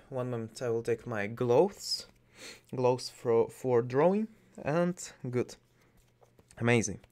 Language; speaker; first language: English; non-native, learner; Russian